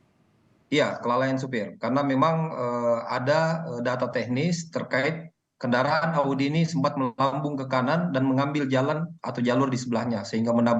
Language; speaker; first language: Indonesian; native; Indonesian